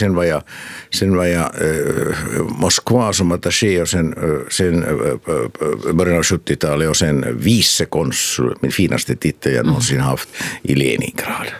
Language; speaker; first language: Swedish; non-native, local second language; Finnish